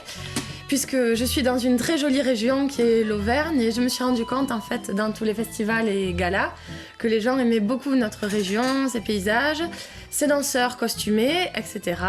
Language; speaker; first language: French; native; French